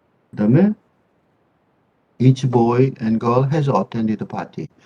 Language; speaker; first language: English; non-native, fluent; Korean